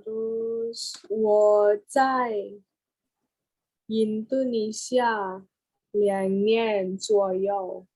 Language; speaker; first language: Chinese; non-native, learner; Indonesian